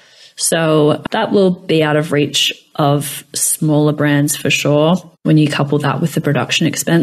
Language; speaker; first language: English; native; English